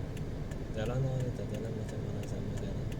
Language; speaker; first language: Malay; non-native, local second language; Chinese